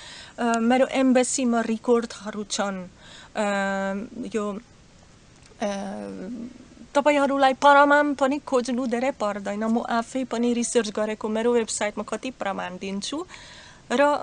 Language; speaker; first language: Nepali; non-native, learner; Slovak